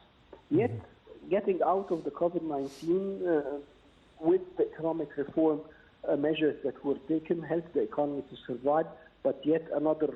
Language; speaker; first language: English; non-native, fluent; Arabic